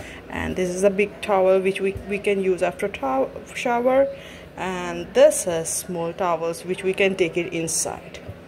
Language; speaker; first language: English; non-native, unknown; Korean